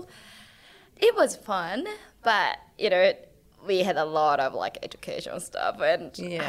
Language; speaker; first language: English; non-native, fluent; Japanese